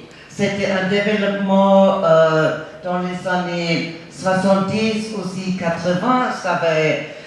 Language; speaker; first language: French; non-native, fluent; German